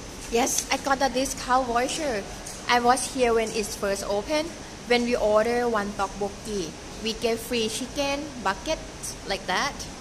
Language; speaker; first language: English; non-native, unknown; Thai